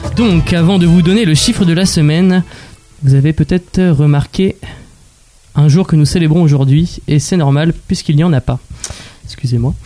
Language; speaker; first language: French; native; French